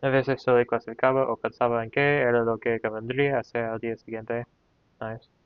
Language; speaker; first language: Spanish; non-native, learner; English